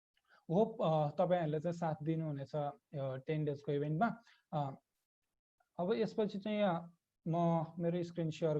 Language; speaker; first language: Nepali; native; Nepali